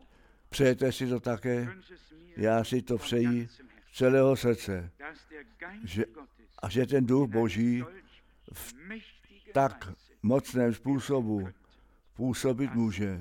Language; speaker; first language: Czech; non-native, fluent; German